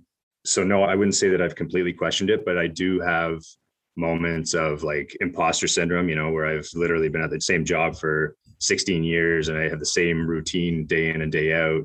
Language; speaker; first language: English; native; English